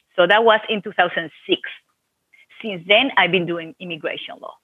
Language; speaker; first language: English; non-native, fluent; Spanish